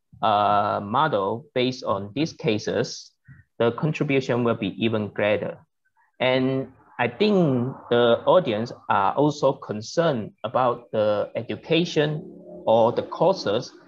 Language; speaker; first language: English; non-native, learner; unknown